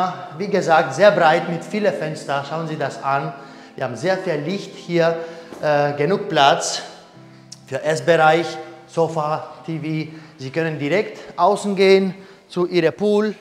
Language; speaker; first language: German; non-native, learner; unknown